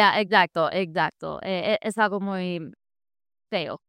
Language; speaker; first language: Spanish; non-native, fluent; English